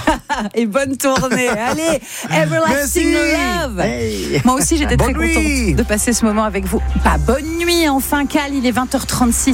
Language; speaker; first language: French; native; French